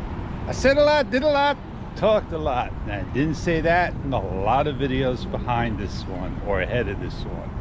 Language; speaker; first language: English; native; English